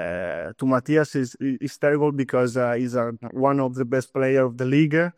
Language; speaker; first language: English; non-native, fluent; Italian